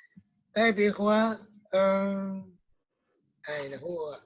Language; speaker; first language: Arabic; non-native, fluent; Indonesian